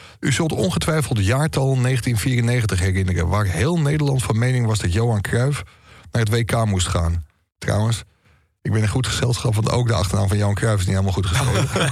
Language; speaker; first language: Dutch; native; Dutch